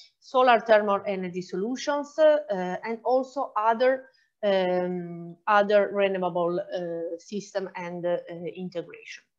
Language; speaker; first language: English; non-native, fluent; Italian